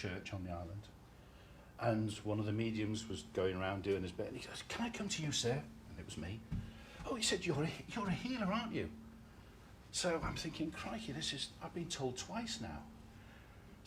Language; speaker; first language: English; native; English